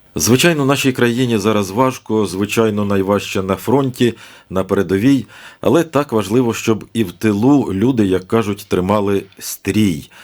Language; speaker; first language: Ukrainian; native; Ukrainian